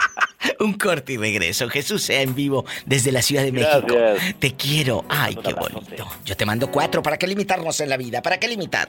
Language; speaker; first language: Spanish; native; Spanish